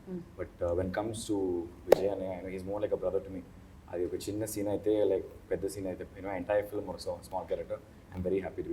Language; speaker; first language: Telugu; non-native, learner; Tamil